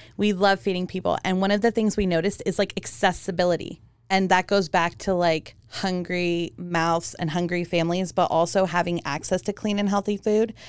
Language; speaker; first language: English; early bilingual, heritage; German